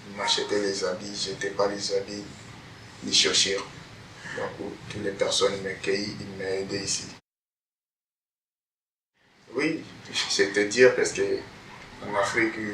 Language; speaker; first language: French; non-native, learner; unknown